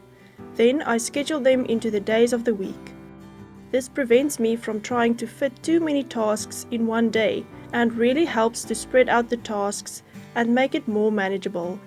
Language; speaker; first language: English; native; English